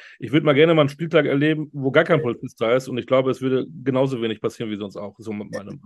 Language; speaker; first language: German; native; German